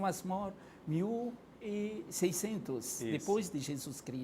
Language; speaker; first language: Portuguese; non-native, fluent; Arabic